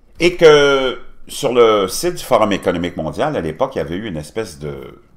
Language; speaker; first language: French; native; French